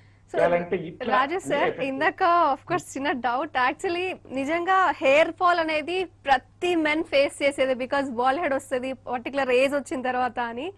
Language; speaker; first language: Telugu; native; Telugu